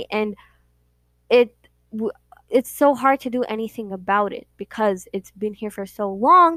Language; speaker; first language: English; native; English